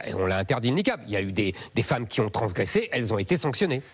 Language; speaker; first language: French; native; French